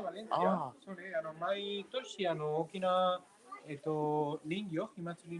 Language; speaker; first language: Japanese; non-native, learner; Spanish